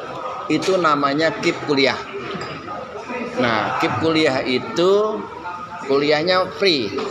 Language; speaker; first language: Indonesian; native; Indonesian